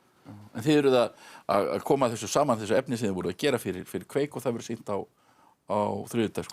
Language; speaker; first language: Icelandic; native; Icelandic